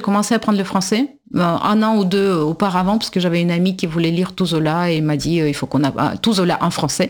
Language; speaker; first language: French; non-native, fluent; Russian